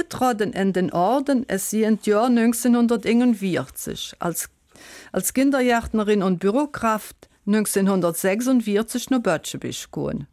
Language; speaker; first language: German; native; German